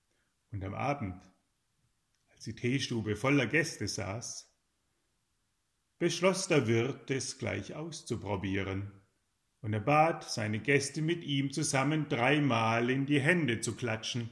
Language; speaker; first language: German; native; German